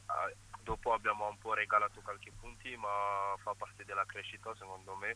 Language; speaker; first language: Italian; non-native, fluent; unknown